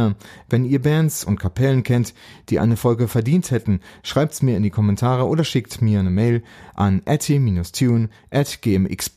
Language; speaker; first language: German; native; German